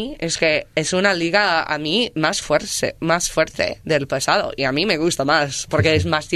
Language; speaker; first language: Spanish; non-native, learner; English